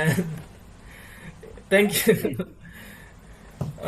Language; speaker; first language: English; non-native, learner; Indonesian